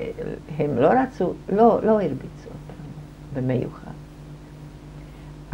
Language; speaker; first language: Hebrew; non-native, fluent; German